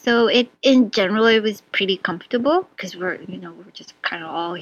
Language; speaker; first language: English; native; English